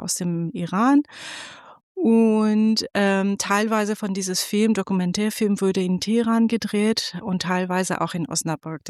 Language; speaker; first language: German; non-native, fluent; Persian